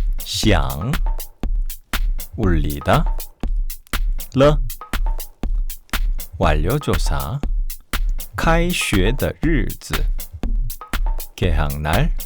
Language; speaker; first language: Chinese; non-native, fluent; Korean